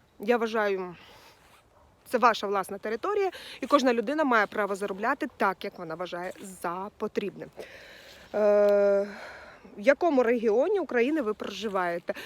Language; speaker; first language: Ukrainian; non-native, local second language; Russian